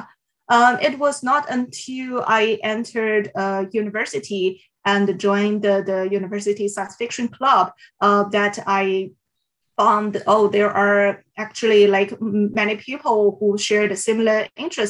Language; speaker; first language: English; non-native, fluent; Chinese